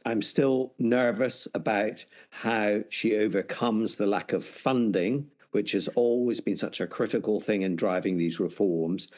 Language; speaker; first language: English; native; English